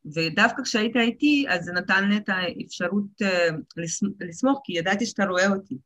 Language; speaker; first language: Hebrew; early bilingual, other home language; Russian